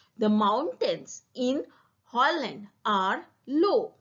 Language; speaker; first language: English; non-native, fluent; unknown